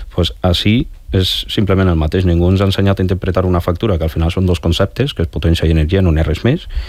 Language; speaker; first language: Catalan; native; Catalan